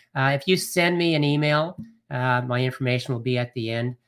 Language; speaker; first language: English; native; English